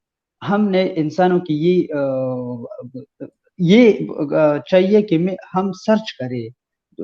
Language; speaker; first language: Hindi; non-native, learner; Pashto